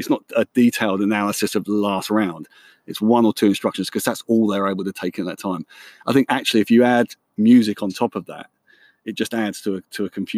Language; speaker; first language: English; native; English